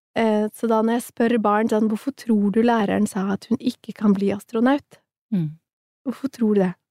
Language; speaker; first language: Norwegian; early bilingual, other home language; Somali